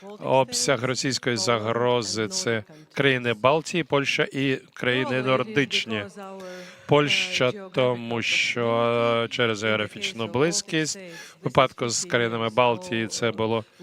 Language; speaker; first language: Ukrainian; non-native, fluent; Latvian